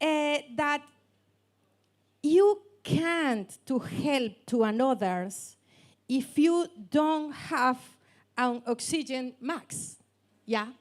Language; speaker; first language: English; non-native, learner; Spanish